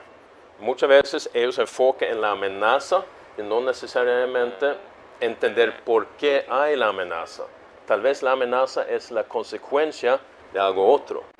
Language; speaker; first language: Spanish; non-native, fluent; Swedish